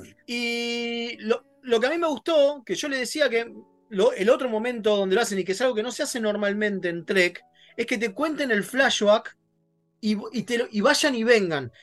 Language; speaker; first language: Spanish; native; Spanish